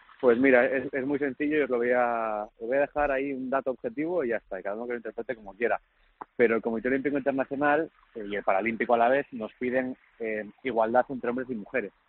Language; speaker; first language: Spanish; native; Spanish